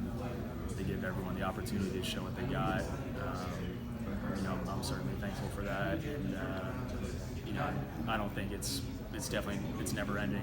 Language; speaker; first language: English; native; English